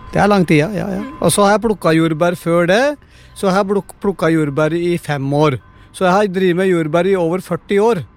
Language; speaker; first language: Norwegian; non-native, fluent; Punjabi